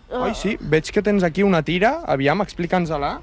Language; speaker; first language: Catalan; native; Catalan